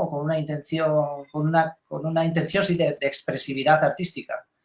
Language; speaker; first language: Spanish; native; Spanish